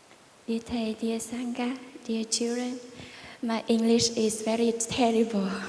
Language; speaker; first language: English; non-native, learner; Vietnamese